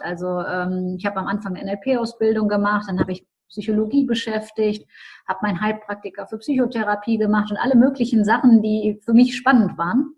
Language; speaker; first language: German; native; German